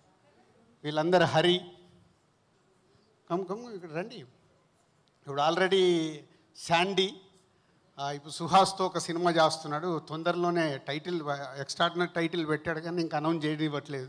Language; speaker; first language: Telugu; native; Telugu